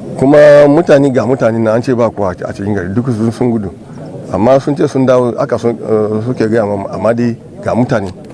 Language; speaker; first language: Hausa; non-native, local second language; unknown